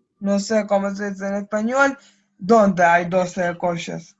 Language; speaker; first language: Spanish; non-native, learner; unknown